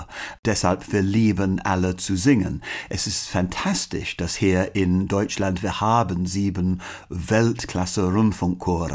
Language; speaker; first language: German; non-native, fluent; English